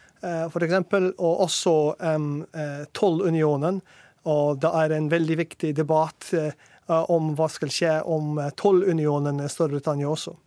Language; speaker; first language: Norwegian; non-native, learner; English